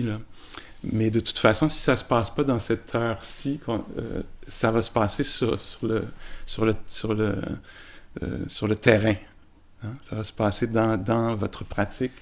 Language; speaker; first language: French; native; French